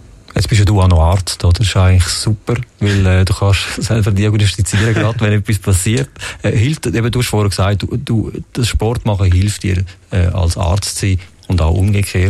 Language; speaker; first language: German; native; German